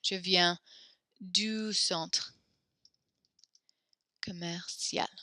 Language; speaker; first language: French; non-native, fluent; English